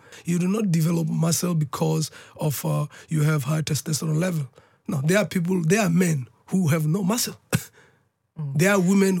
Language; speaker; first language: English; non-native, local second language; Northern Sotho